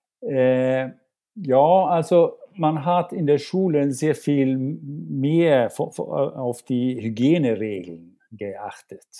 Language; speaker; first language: German; non-native, fluent; Swedish